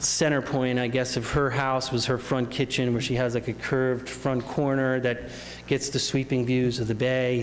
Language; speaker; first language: English; native; English